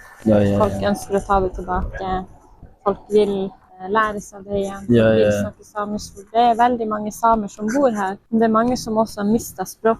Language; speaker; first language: Norwegian; non-native, local second language; Northern Sami